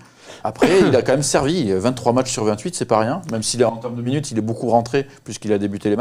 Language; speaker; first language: French; native; French